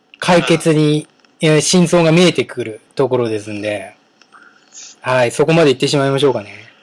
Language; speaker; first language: Japanese; native; Japanese